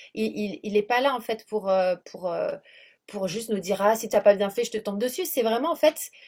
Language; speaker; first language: French; native; French